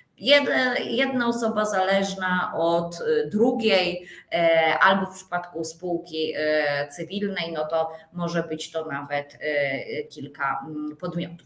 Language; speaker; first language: Polish; native; Polish